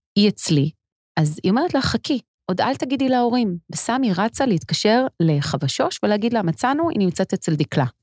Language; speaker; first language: Hebrew; native; Hebrew